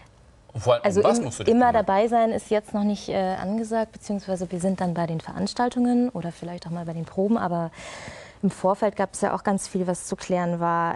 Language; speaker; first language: German; native; German